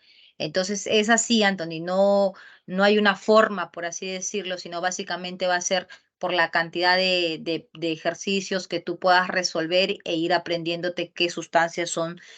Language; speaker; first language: Spanish; native; Spanish